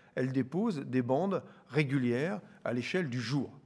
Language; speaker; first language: French; native; French